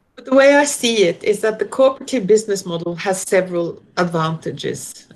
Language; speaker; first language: English; non-native, fluent; Norwegian